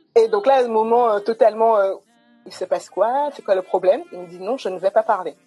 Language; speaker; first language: French; native; French